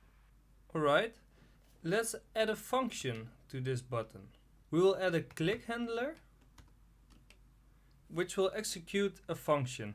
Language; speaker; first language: English; non-native, fluent; Dutch